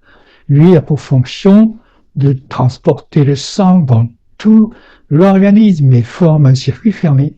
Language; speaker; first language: French; native; French